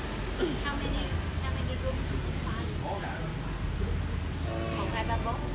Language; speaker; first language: English; non-native, local second language; Vietnamese